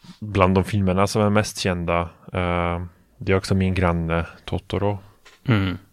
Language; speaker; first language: Swedish; non-native, fluent; Polish